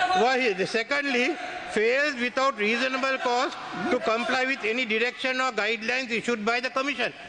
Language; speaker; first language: English; non-native, local second language; Sinhala